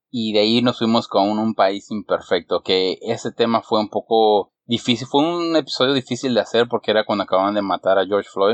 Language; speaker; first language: Spanish; early bilingual, heritage; Spanish